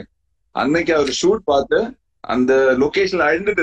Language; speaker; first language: Tamil; non-native, fluent; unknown